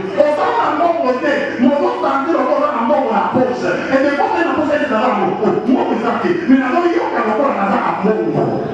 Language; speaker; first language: French; non-native, local second language; Lingala